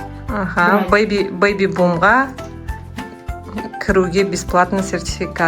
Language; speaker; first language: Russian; non-native, local second language; Kazakh